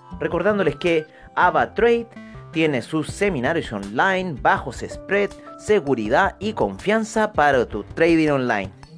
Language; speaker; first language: Spanish; native; Spanish